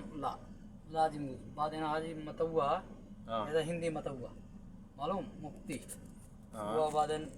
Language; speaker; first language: Arabic; non-native, learner; Hindi